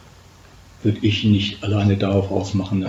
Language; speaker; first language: German; native; German